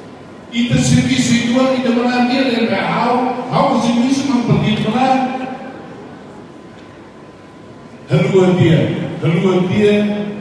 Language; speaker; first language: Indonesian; non-native, fluent; Tetum